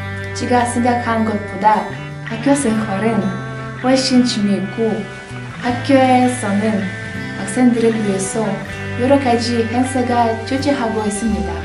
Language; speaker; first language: Korean; non-native, fluent; Russian